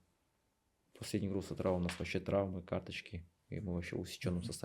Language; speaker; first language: Russian; native; Russian